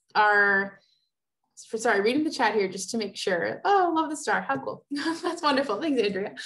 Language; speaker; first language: English; native; English